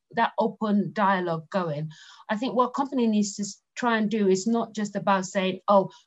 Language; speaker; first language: English; non-native, local second language; Yoruba